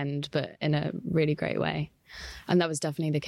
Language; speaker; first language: English; native; English